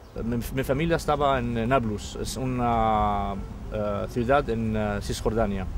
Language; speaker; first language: Spanish; non-native, fluent; Arabic